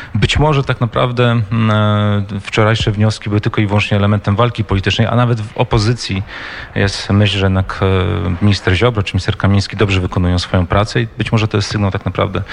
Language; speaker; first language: Polish; native; Polish